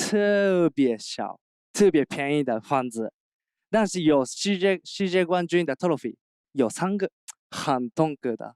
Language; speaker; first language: Chinese; non-native, learner; Japanese